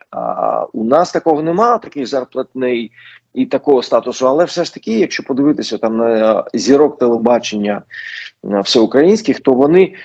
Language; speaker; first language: Ukrainian; non-native, local second language; Russian